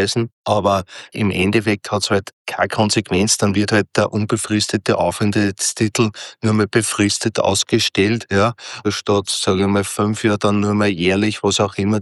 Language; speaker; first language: German; native; German